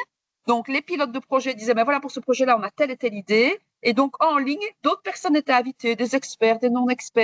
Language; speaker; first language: French; native; French